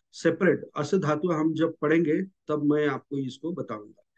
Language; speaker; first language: Hindi; non-native, local second language; Marathi